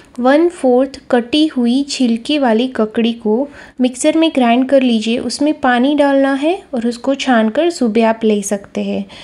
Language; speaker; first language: Hindi; non-native, local second language; Gujarati